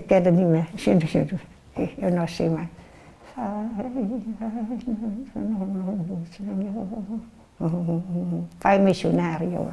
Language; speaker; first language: Portuguese; non-native, learner; Dutch